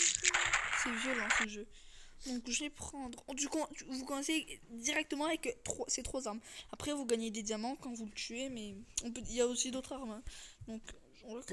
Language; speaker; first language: French; native; French